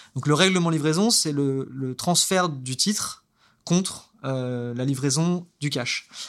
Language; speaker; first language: French; native; French